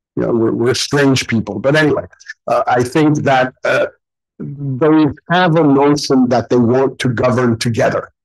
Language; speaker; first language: English; non-native, fluent; Spanish